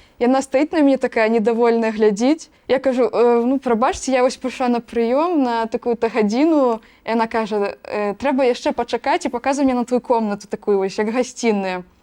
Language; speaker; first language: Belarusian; native; Belarusian